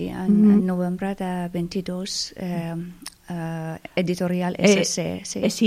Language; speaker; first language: Catalan; non-native, fluent; Persian